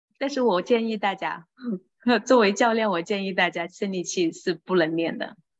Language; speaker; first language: Chinese; native; Chinese